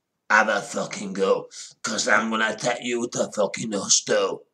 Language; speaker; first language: English; native; English